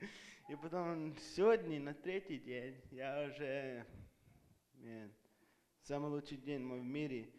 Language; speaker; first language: Russian; early bilingual, heritage; Russian